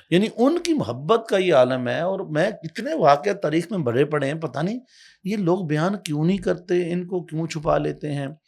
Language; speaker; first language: Urdu; native; Urdu